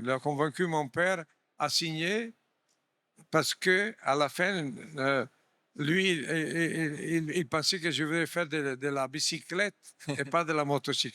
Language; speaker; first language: French; non-native, fluent; Italian